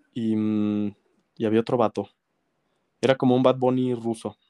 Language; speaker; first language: Spanish; native; Spanish